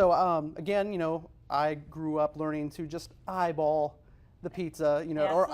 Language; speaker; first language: English; native; English